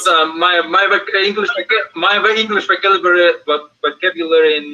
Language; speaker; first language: English; non-native, fluent; Russian